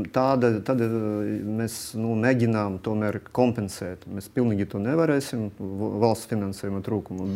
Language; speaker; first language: Latvian; non-native, local second language; Russian